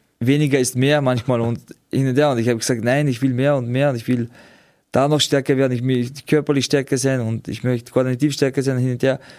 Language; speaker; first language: German; early bilingual, other home language; Georgian